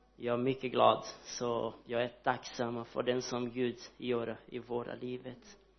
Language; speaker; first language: Swedish; non-native, learner; Portuguese